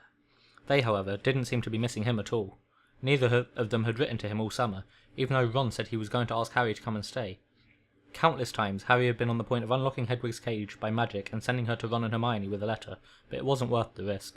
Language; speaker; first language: English; native; English